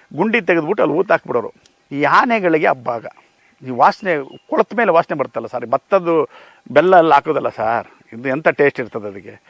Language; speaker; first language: Kannada; native; Kannada